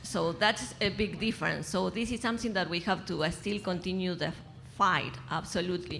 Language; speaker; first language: English; non-native, fluent; Spanish